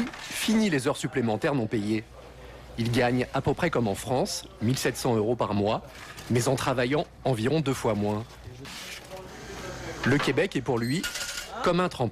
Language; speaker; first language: French; native; French